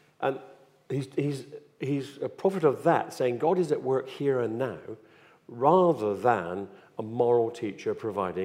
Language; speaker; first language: English; native; English